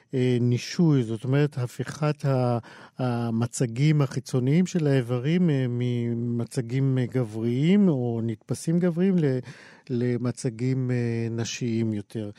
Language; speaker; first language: Hebrew; native; Hebrew